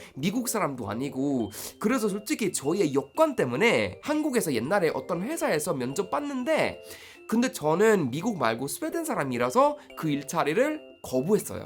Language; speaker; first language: Korean; non-native, fluent; Swedish